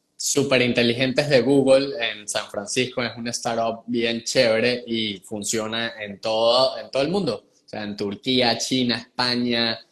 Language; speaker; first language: Spanish; native; Spanish